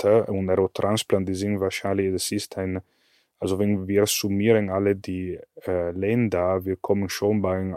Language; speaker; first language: German; non-native, fluent; Italian